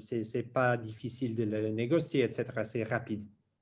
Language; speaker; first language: French; non-native, learner; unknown